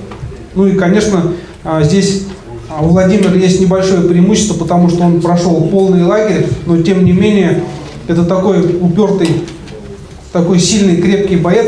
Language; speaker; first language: Russian; native; Russian